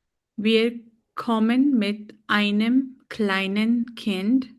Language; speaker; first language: German; non-native, learner; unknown